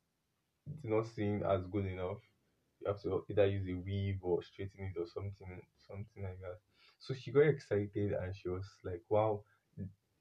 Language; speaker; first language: English; non-native, local second language; Yoruba